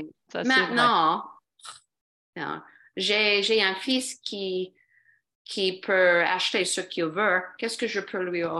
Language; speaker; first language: French; non-native, fluent; English